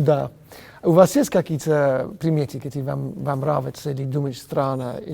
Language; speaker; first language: Russian; non-native, learner; English